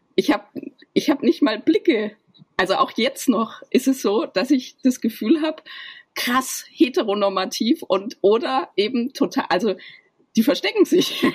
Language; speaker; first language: German; native; German